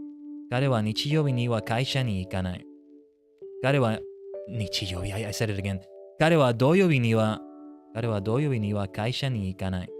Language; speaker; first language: Japanese; non-native, learner; English